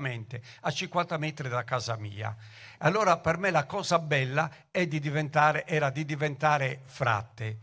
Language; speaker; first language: Italian; native; Italian